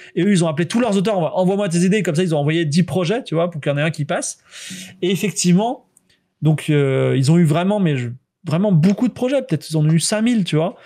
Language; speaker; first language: French; native; French